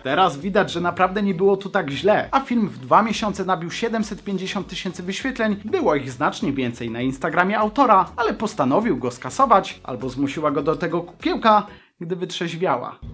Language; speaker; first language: Polish; native; Polish